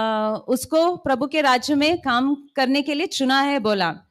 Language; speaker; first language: Hindi; non-native, local second language; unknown